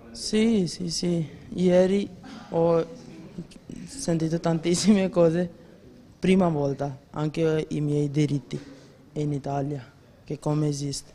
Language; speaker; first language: Italian; non-native, learner; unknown